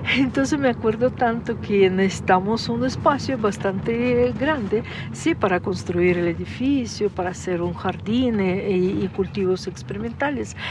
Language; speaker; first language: Spanish; non-native, fluent; Russian